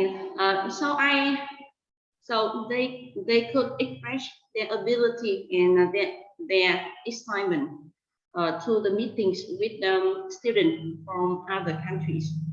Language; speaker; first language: English; non-native, fluent; Vietnamese